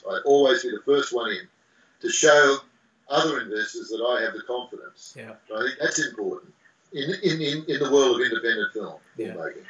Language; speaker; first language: English; native; English